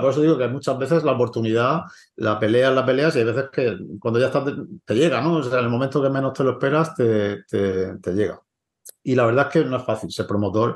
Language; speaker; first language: Spanish; native; Spanish